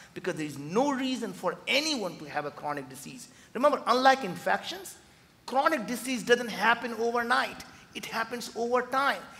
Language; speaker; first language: English; non-native, local second language; Hindi